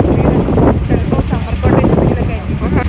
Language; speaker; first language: Malayalam; native; Malayalam